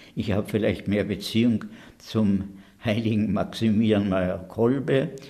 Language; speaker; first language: German; native; German